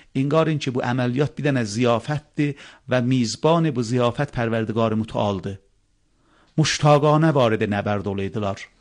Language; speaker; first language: Persian; non-native, local second language; Azerbaijani